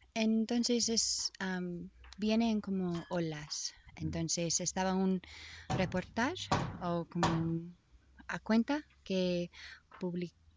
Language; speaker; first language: Spanish; non-native, learner; English